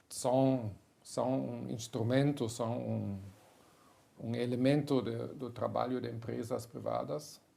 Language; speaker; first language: Portuguese; non-native, fluent; German